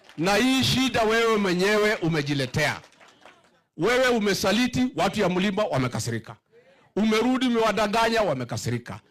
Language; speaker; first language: Swahili; non-native, local second language; Kikuyu